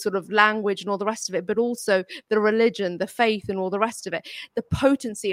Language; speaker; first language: English; non-native, local second language; Urdu